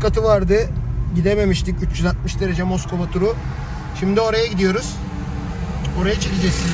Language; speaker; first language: Turkish; native; Turkish